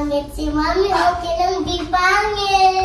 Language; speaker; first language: Filipino; early bilingual, heritage; Filipino